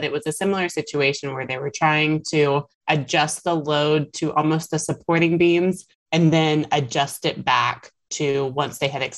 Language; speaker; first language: English; native; English